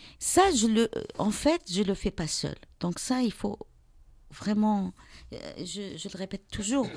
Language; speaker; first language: French; non-native, local second language; Arabic